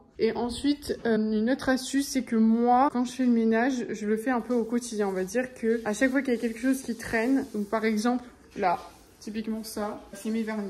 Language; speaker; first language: French; native; French